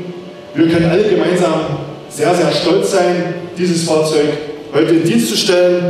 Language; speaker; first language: German; native; German